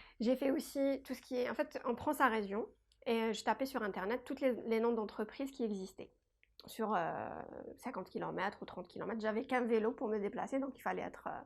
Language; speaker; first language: French; non-native, local second language; Kabyle